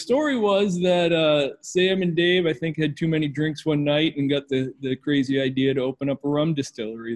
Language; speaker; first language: English; native; English